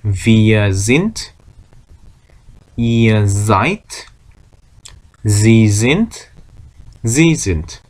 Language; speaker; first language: German; non-native, fluent; Korean